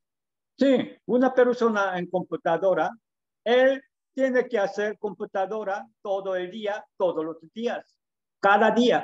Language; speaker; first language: Spanish; non-native, learner; Korean